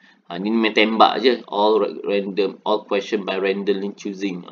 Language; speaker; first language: English; non-native, local second language; Malay